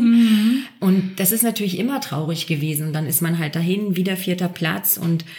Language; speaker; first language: German; native; German